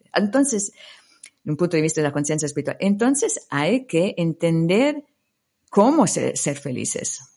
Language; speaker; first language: Spanish; non-native, fluent; Italian